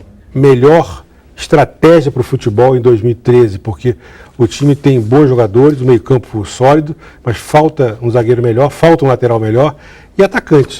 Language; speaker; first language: Portuguese; native; Portuguese